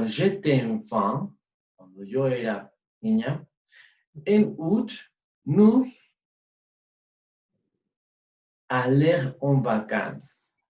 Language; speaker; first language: French; non-native, fluent; Spanish